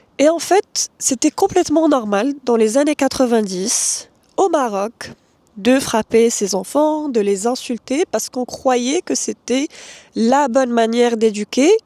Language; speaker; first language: French; non-native, local second language; Arabic